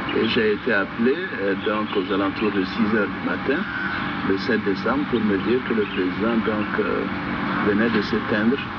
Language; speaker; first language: French; non-native, local second language; Dyula